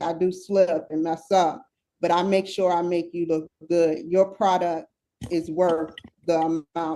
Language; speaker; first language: English; native; English